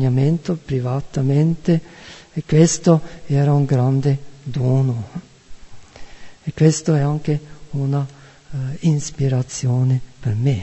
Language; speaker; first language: Italian; non-native, fluent; German